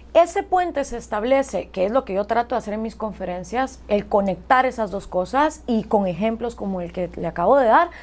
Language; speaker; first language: Spanish; native; Spanish